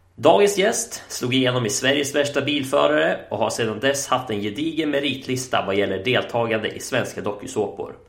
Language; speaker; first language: Swedish; native; Swedish